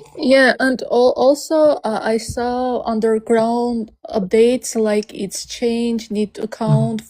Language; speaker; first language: English; non-native, learner; Armenian